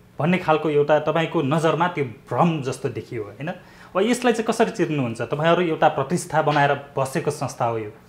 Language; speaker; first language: Nepali; native; Nepali